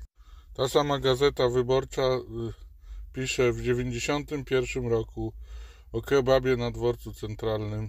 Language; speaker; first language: Polish; native; Polish